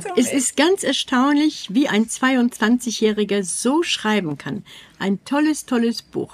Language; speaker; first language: German; native; German